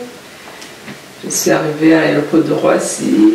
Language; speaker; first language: French; non-native, local second language; Kinyarwanda